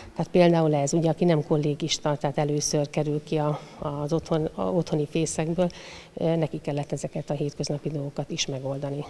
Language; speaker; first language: Hungarian; native; Hungarian